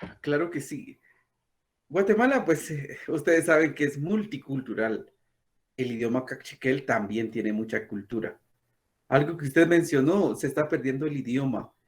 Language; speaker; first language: Spanish; non-native, local second language; Kaqchikel